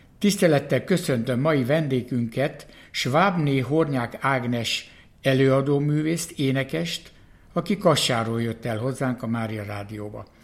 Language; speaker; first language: Hungarian; native; Hungarian